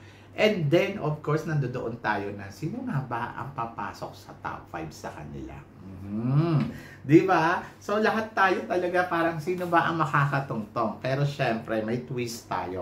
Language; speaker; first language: Filipino; native; Filipino